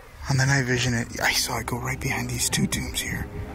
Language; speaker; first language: English; native; English